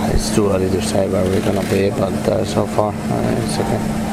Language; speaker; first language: English; non-native, fluent; Finnish